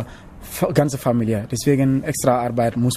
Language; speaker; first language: German; non-native, learner; Wolof